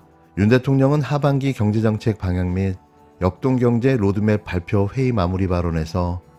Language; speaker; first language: Korean; native; Korean